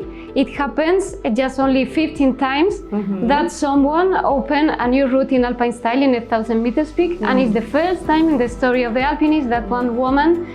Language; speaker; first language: English; non-native, learner; Spanish